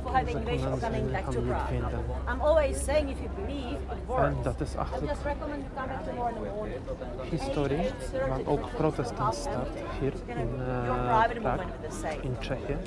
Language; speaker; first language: Dutch; non-native, learner; Polish